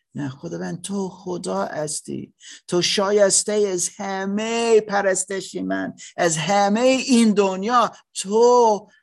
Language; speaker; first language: Persian; non-native, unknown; German